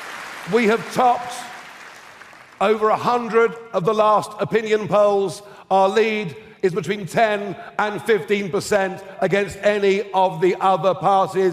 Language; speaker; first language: English; native; English